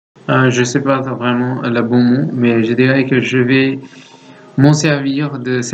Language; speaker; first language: French; non-native, learner; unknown